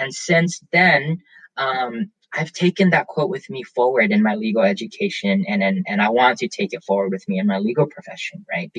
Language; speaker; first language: English; native; English